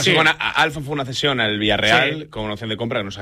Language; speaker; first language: Spanish; native; Spanish